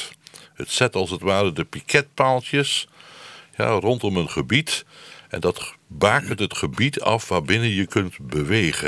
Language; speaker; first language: Dutch; native; Dutch